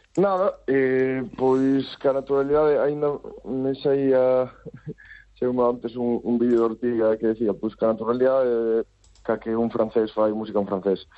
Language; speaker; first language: Galician; native; Galician